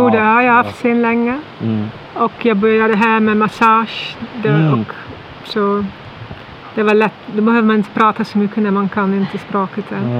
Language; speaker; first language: Swedish; non-native, fluent; Dutch